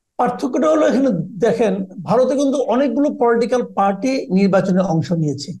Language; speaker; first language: Bangla; native; Bangla